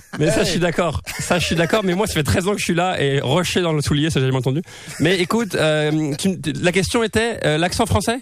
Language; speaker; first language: French; native; French